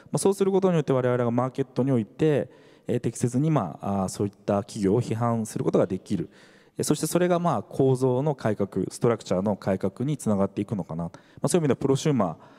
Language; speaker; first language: Japanese; native; Japanese